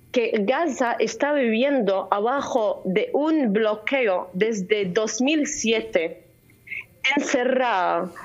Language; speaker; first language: Spanish; non-native, fluent; Arabic